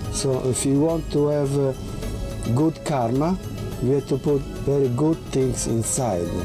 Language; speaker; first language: English; non-native, learner; Italian